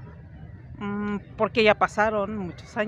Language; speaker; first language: Spanish; native; Spanish